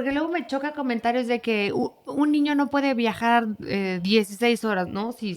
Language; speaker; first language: Spanish; native; Spanish